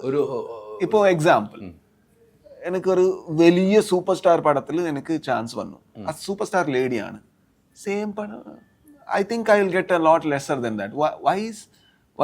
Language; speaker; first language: Malayalam; non-native, learner; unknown